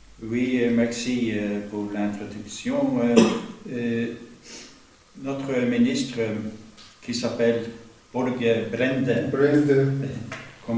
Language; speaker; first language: French; non-native, fluent; Norwegian